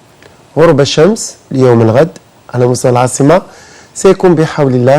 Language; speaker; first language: Arabic; native; Arabic